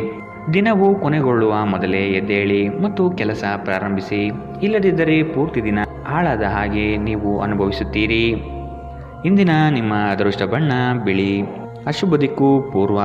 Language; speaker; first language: Kannada; native; Kannada